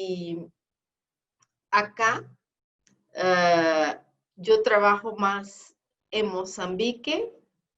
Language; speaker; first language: Spanish; non-native, fluent; Portuguese